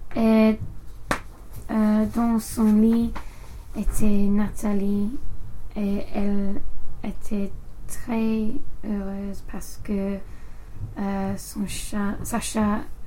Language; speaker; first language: French; non-native, learner; English